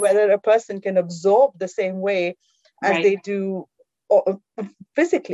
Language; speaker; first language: English; non-native, local second language; Konkani